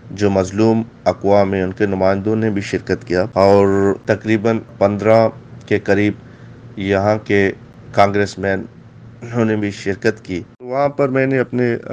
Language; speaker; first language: Urdu; non-native, local second language; Baluchi